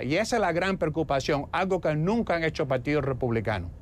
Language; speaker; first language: Spanish; native; Spanish